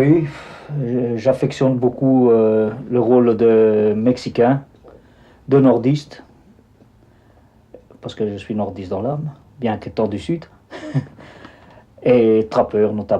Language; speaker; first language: French; native; French